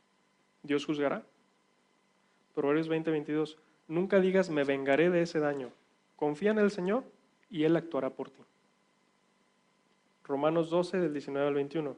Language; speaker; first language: Spanish; native; Spanish